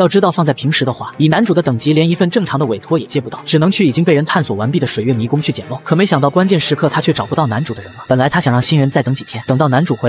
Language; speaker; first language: Chinese; native; Chinese